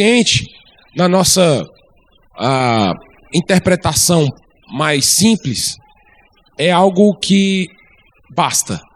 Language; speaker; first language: Portuguese; native; Portuguese